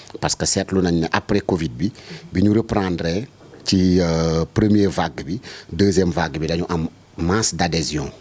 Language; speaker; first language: Wolof; native; Wolof